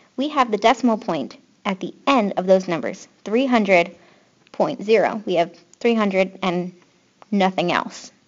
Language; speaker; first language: English; native; English